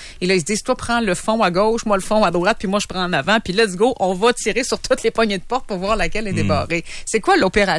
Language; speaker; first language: French; native; French